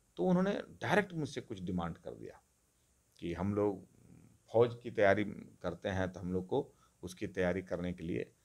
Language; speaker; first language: Hindi; non-native, local second language; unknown